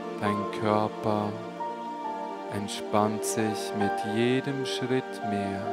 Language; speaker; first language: German; native; German